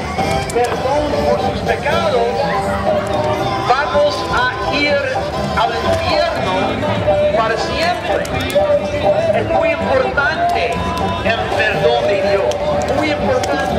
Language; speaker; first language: Spanish; non-native, learner; English